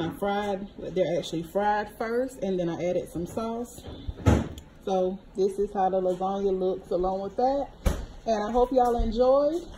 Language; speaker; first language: English; native; English